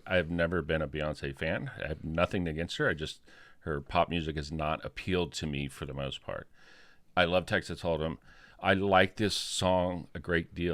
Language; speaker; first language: English; native; English